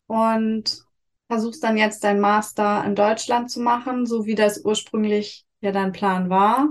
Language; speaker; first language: German; native; German